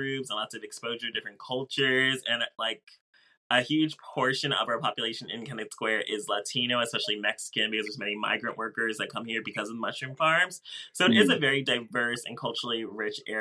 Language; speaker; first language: English; native; English